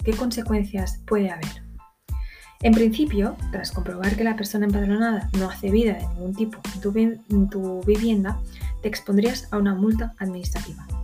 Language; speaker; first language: Spanish; native; Spanish